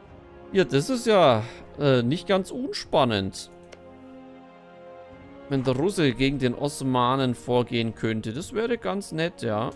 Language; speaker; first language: German; native; German